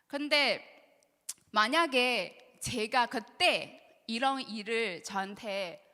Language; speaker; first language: Korean; non-native, learner; Chinese